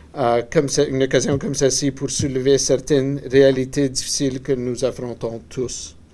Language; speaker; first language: French; native; French